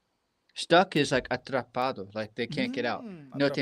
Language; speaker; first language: English; native; English